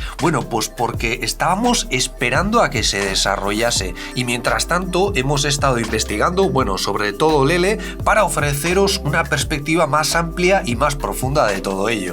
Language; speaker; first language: Spanish; native; Spanish